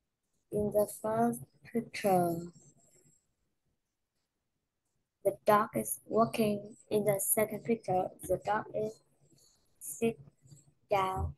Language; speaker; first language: English; non-native, learner; Vietnamese